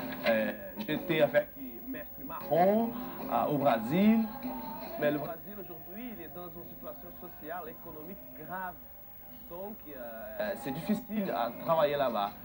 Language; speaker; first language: French; non-native, fluent; Portuguese